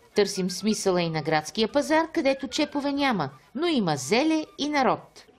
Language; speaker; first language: Bulgarian; native; Bulgarian